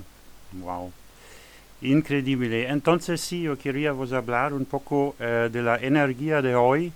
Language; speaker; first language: Spanish; non-native, learner; French